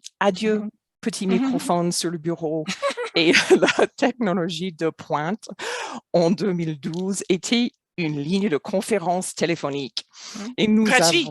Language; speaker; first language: French; non-native, fluent; English